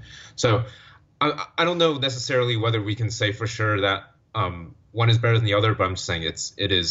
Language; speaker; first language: English; native; English